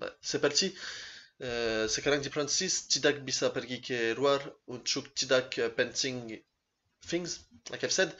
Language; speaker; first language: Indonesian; non-native, learner; French